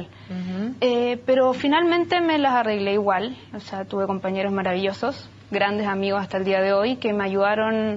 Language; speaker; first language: Spanish; native; Spanish